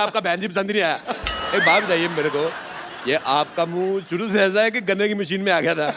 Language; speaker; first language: Hindi; native; Hindi